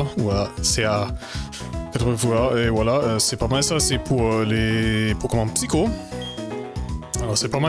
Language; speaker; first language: French; non-native, learner; German